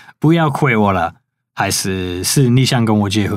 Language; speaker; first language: Chinese; native; Chinese